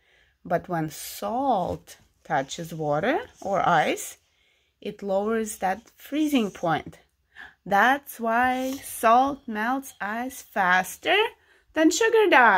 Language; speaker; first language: English; non-native, fluent; Russian